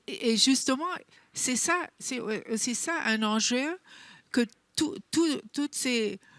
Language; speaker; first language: French; non-native, fluent; German